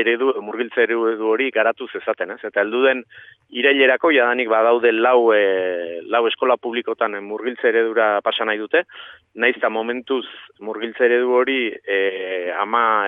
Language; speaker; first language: Basque; native; Basque